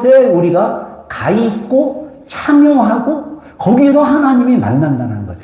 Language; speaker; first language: Korean; native; Korean